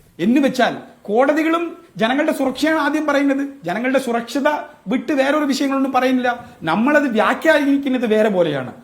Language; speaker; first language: Malayalam; non-native, local second language; Tamil